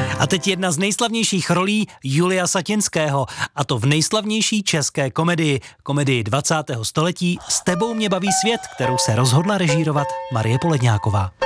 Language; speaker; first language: Czech; native; Czech